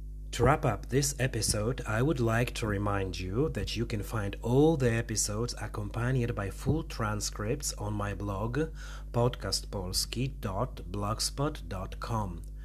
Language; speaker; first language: English; non-native, fluent; Polish